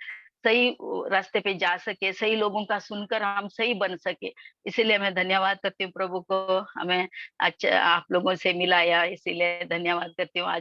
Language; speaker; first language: Hindi; non-native, local second language; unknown